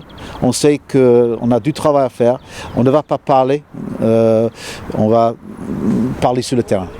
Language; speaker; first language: French; non-native, fluent; English